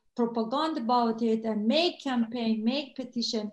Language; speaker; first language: English; non-native, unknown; Persian